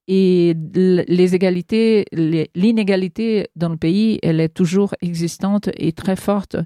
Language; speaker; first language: French; non-native, fluent; Portuguese